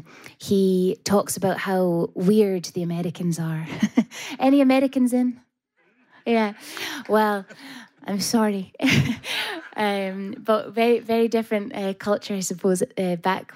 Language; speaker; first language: English; native; English